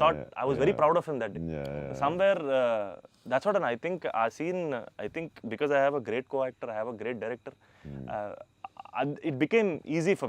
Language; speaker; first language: Telugu; native; Telugu